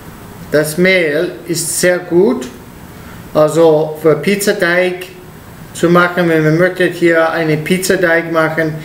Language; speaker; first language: German; non-native, learner; Italian